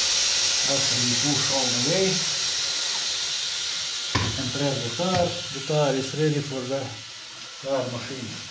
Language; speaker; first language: English; non-native, learner; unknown